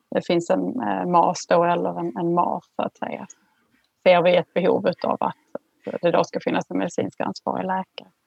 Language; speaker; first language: Swedish; native; Swedish